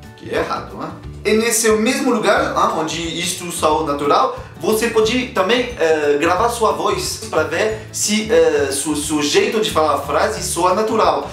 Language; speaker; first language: Portuguese; non-native, fluent; French